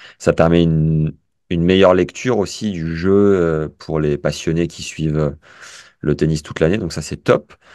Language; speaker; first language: French; native; French